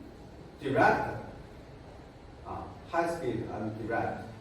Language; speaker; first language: English; non-native, fluent; Chinese